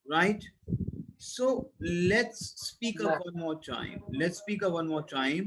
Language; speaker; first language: English; non-native, local second language; Hindi